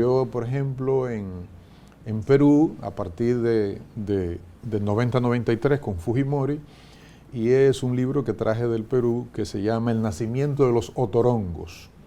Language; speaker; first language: Spanish; native; Spanish